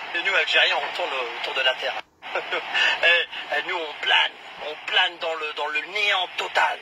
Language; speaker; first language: French; early bilingual, other home language; Arabic